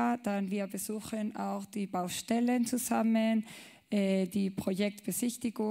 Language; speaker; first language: German; non-native, learner; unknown